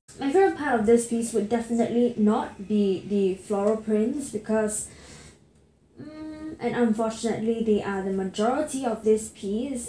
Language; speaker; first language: English; native; English